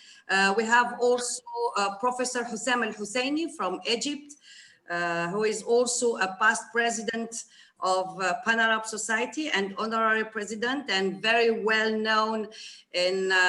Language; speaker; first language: English; non-native, fluent; Arabic